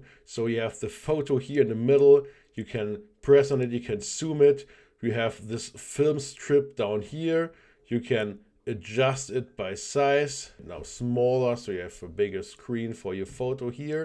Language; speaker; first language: English; non-native, fluent; German